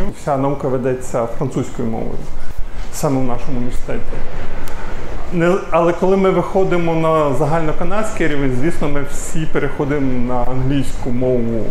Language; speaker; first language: Ukrainian; native; Ukrainian